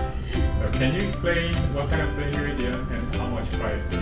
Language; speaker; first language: English; non-native, learner; Korean